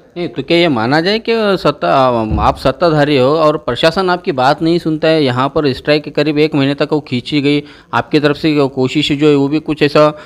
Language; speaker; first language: Hindi; native; Hindi